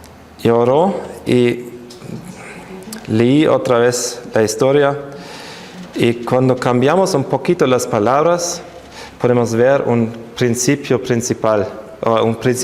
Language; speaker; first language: Spanish; non-native, fluent; German